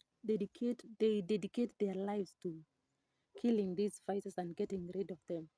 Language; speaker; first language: English; non-native, local second language; Swahili